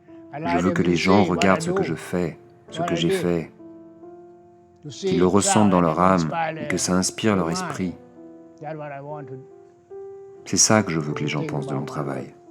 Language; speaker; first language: French; non-native, learner; Thai